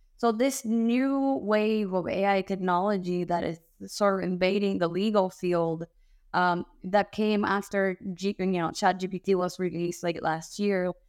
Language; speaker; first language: English; early bilingual, other home language; Spanish